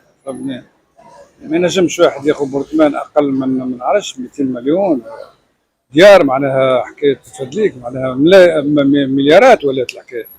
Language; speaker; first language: Arabic; native; Arabic